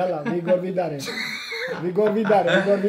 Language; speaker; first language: Swedish; non-native, fluent; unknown